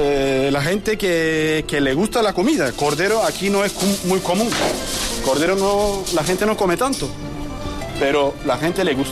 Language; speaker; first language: Spanish; non-native, learner; Turkish